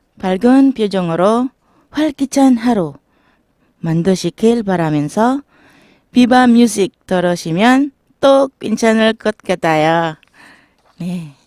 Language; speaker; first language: Korean; non-native, learner; Filipino